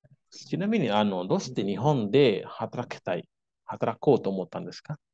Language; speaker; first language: Japanese; non-native, fluent; Indonesian